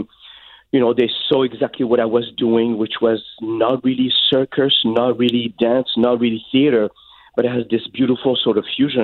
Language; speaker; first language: English; non-native, fluent; French